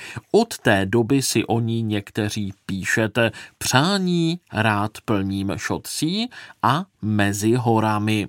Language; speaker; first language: Czech; native; Czech